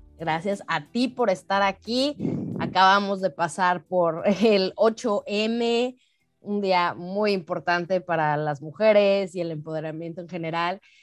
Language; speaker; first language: Spanish; native; Spanish